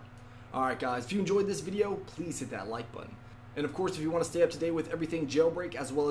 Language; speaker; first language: English; native; English